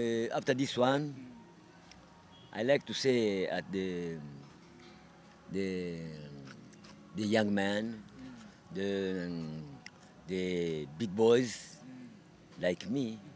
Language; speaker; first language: English; non-native, local second language; Kinyarwanda